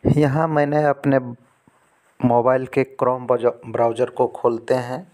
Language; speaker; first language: Hindi; native; Hindi